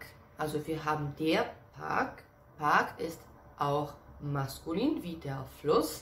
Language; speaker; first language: German; non-native, fluent; Serbian